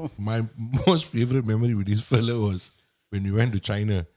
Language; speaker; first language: English; non-native, local second language; Tamil